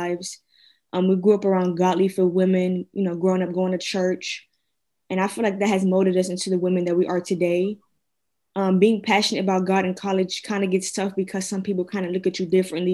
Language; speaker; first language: English; native; English